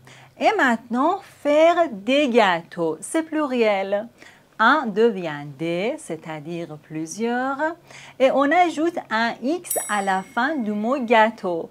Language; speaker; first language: French; native; French